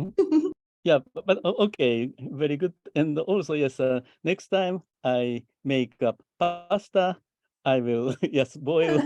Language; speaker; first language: English; non-native, fluent; Japanese